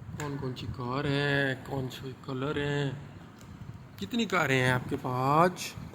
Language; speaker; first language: Urdu; non-native, local second language; Punjabi